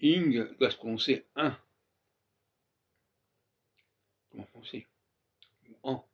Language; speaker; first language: French; native; French